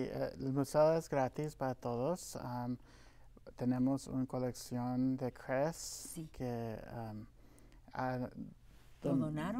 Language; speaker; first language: Spanish; non-native, local second language; English